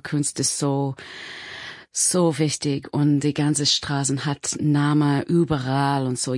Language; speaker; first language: German; non-native, learner; English